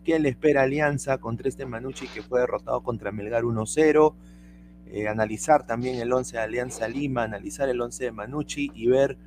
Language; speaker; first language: Spanish; native; Spanish